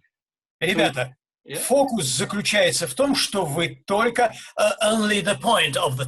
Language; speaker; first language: Russian; native; Russian